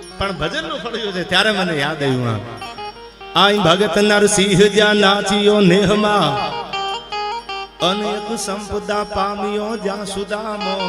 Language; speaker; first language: Gujarati; native; Gujarati